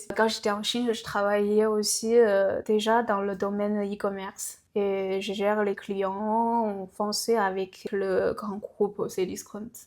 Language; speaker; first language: French; non-native, fluent; Chinese